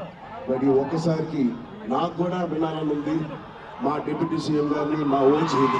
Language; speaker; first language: Telugu; native; Telugu